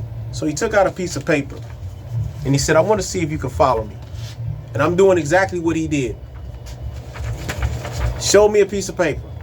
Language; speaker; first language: English; native; English